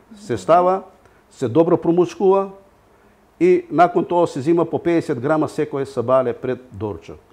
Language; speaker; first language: Macedonian; native; Macedonian